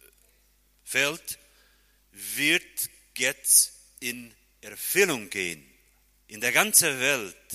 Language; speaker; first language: German; non-native, fluent; Portuguese